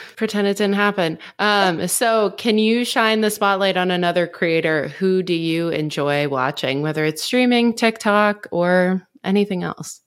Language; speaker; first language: English; native; English